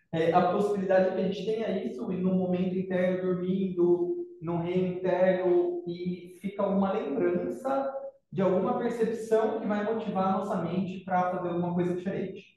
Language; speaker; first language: Portuguese; native; Portuguese